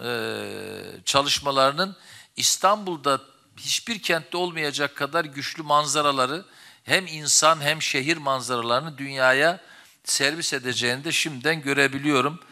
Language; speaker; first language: Turkish; native; Turkish